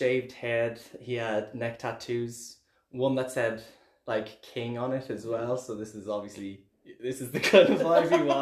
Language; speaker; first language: English; native; English